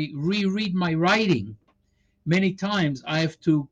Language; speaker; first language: English; non-native, fluent; Hebrew